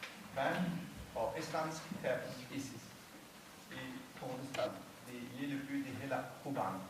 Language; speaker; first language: Danish; non-native, learner; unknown